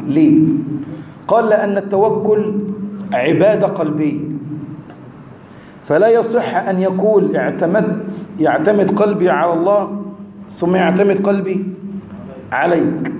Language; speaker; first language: Arabic; native; Arabic